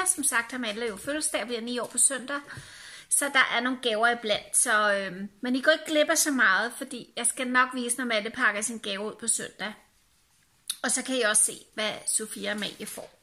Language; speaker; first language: Danish; native; Danish